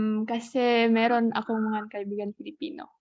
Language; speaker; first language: Filipino; non-native, learner; Indonesian